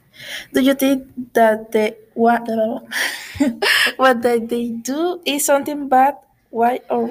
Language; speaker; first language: English; non-native, learner; Spanish